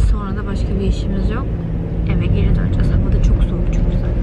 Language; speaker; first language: Turkish; native; Turkish